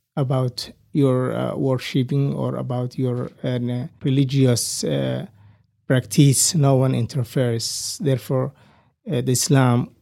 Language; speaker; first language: English; non-native, fluent; Somali